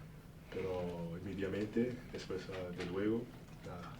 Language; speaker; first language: Spanish; early bilingual, heritage; English